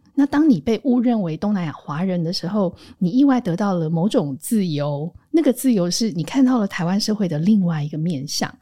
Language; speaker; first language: Chinese; native; Chinese